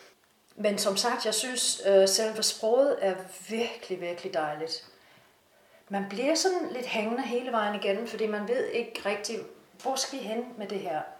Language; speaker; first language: Danish; non-native, fluent; English